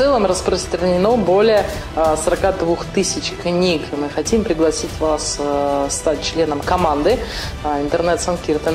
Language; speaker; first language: Russian; native; Russian